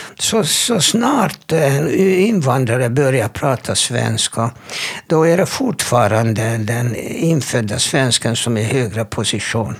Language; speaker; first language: Swedish; non-native, fluent; Hebrew